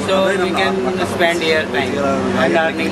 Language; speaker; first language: English; non-native, learner; Hindi